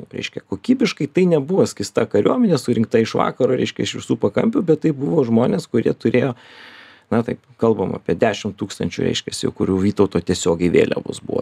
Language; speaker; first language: Lithuanian; native; Lithuanian